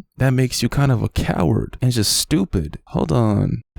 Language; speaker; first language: English; native; English